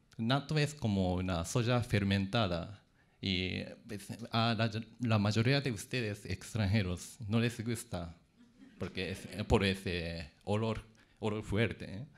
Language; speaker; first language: Spanish; non-native, fluent; Japanese